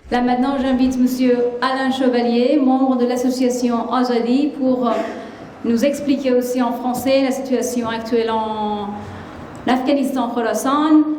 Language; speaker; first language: French; non-native, fluent; Persian